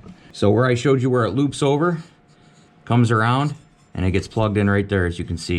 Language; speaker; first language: English; native; English